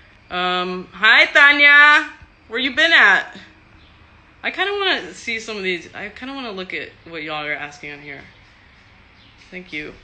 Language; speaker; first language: English; early bilingual, other home language; Spanish